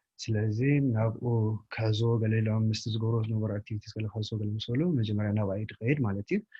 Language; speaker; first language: Tigrinya; native; Tigrinya